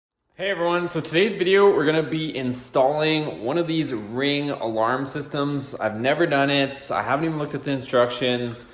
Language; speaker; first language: English; native; English